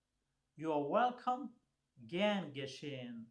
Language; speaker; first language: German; non-native, fluent; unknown